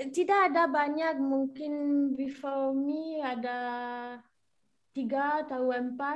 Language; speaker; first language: Indonesian; non-native, learner; French